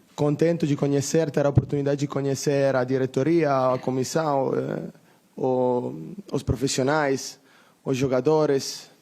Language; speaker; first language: Portuguese; non-native, fluent; Italian